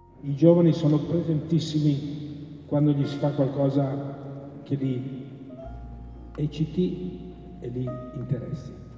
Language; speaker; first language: Italian; native; Italian